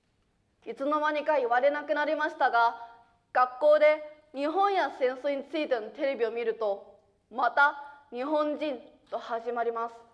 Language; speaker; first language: Japanese; early bilingual, other home language; Chinese